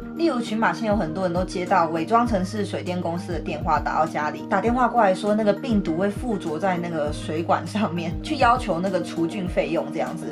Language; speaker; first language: Chinese; native; Chinese